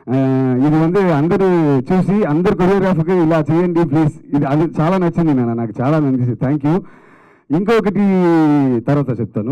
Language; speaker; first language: Telugu; non-native, fluent; Tamil